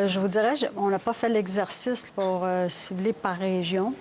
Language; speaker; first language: French; native; French